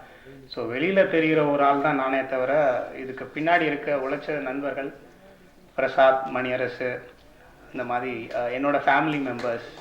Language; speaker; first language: Tamil; native; Tamil